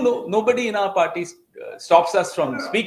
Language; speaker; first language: English; non-native, local second language; Hindi